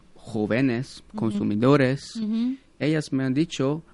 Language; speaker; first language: Spanish; non-native, learner; Hungarian